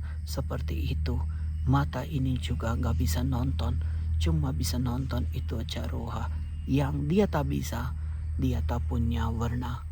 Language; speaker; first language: Indonesian; non-native, fluent; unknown